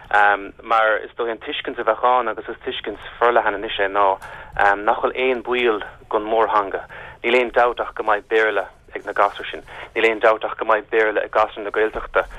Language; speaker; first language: Irish; native; Irish